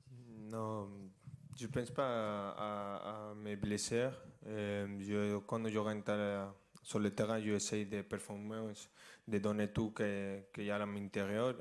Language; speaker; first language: French; non-native, fluent; Spanish